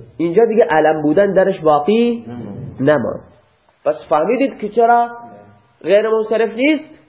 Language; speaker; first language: Persian; non-native, local second language; Baluchi